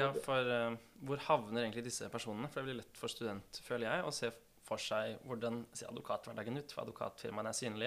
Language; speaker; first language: Norwegian; native; Norwegian